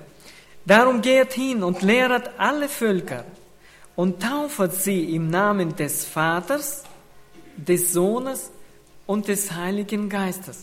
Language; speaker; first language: German; non-native, fluent; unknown